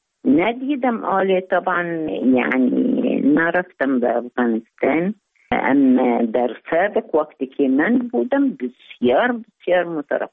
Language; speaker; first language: Persian; non-native, learner; Arabic